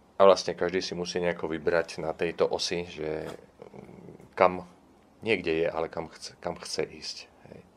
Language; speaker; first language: Slovak; non-native, local second language; Czech